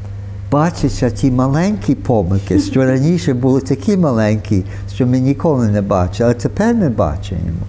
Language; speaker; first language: Ukrainian; early bilingual, heritage; Ukrainian